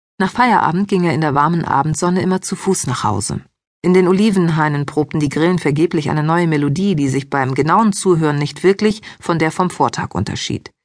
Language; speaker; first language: German; early bilingual, other home language; Greek